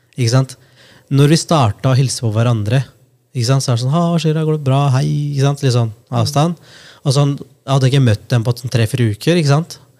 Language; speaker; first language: Norwegian; early bilingual, other home language; Punjabi